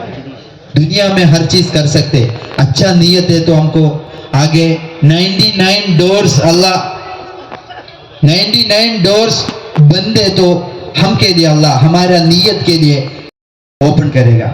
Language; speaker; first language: Hindi; non-native, local second language; Malayalam